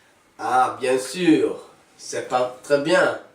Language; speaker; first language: French; non-native, learner; Dutch